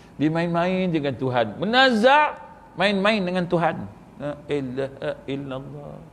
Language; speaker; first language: Malay; native; Malay